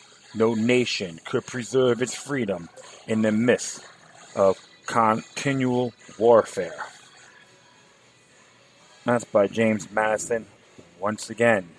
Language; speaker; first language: English; native; English